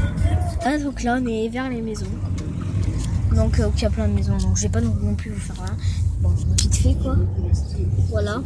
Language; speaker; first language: French; native; French